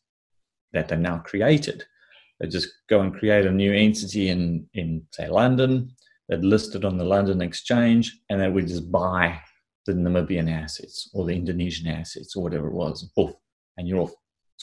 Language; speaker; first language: English; native; English